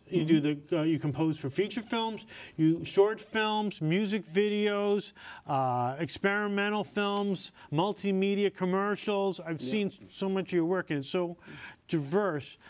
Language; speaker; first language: English; native; English